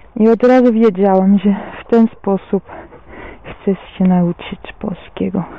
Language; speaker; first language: Polish; non-native, fluent; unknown